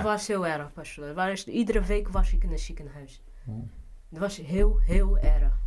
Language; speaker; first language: Dutch; non-native, fluent; Portuguese